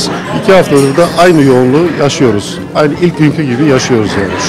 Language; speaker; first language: Turkish; native; Turkish